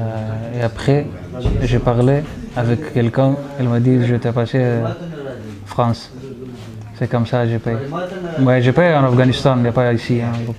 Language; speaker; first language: French; non-native, learner; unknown